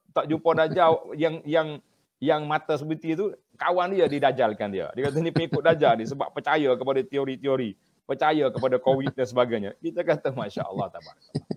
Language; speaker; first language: Malay; native; Malay